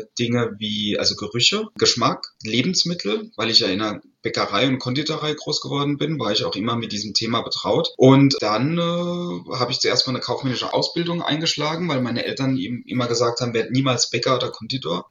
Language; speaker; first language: German; native; German